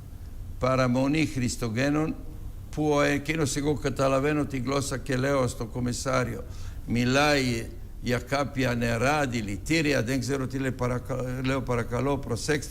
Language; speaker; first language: Greek; non-native, fluent; Serbian